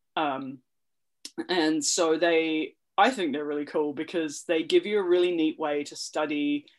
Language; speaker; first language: English; native; English